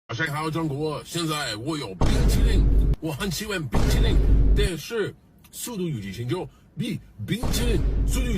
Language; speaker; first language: Chinese; non-native, learner; English